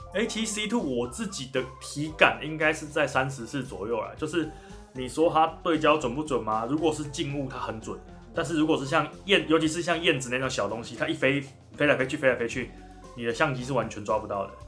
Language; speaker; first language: Chinese; native; Chinese